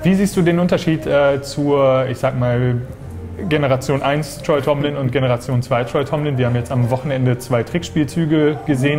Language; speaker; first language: German; native; German